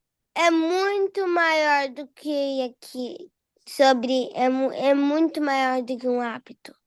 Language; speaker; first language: Portuguese; early bilingual, heritage; Portuguese